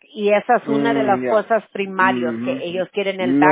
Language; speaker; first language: Spanish; early bilingual, heritage; Spanish